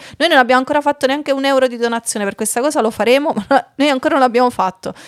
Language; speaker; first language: Italian; native; Italian